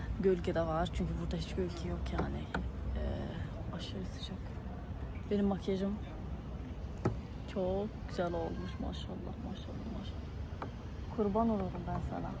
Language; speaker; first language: Turkish; non-native, fluent; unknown